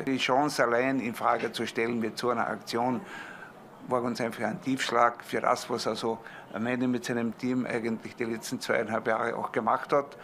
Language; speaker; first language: German; native; German